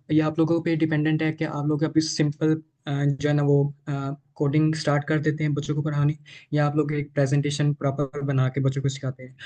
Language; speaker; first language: Urdu; non-native, local second language; Punjabi